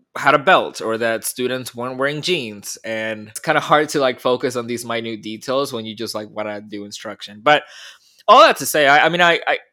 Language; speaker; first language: English; early bilingual, other home language; Spanish